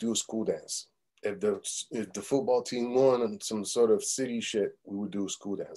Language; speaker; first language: English; early bilingual, other home language; Spanish